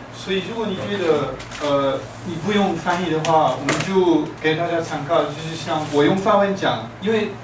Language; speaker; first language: Chinese; non-native, fluent; French